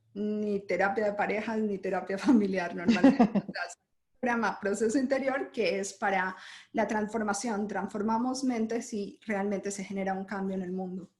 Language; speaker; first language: Spanish; native; Spanish